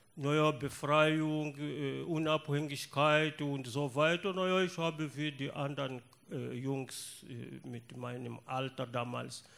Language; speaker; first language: German; non-native, learner; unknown